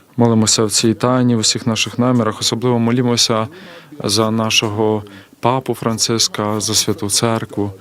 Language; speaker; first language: Ukrainian; native; Ukrainian